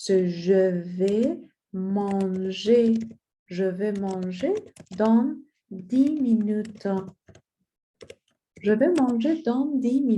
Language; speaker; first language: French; non-native, fluent; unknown